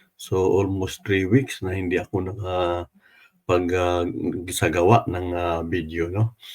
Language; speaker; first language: Filipino; non-native, local second language; Cebuano